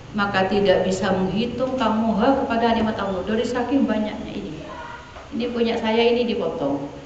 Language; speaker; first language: Indonesian; non-native, local second language; Madurese